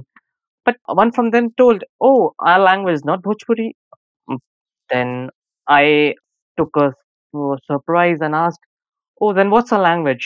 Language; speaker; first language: English; non-native, local second language; Urdu